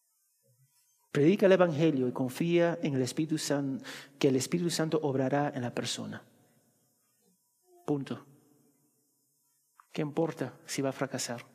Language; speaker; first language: Spanish; early bilingual, heritage; Spanish